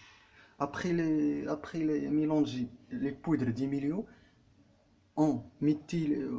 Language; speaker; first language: French; non-native, learner; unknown